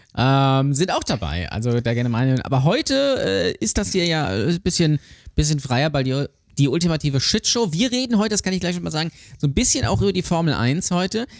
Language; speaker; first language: German; native; German